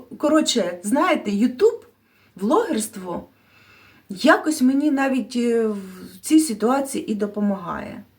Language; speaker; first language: Ukrainian; non-native, local second language; Russian